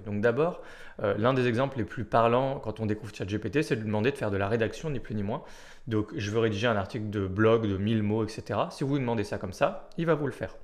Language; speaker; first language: French; native; French